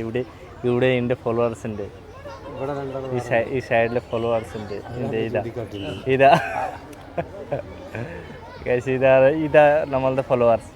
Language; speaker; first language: Malayalam; non-native, learner; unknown